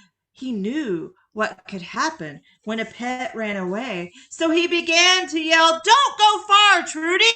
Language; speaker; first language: English; native; English